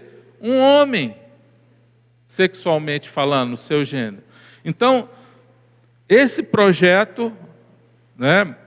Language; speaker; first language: Portuguese; native; Portuguese